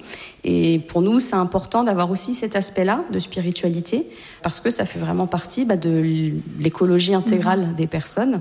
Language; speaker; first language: French; native; French